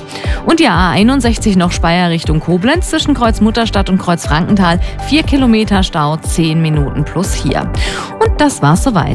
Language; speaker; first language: German; native; German